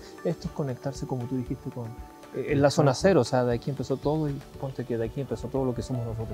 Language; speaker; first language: Spanish; native; Spanish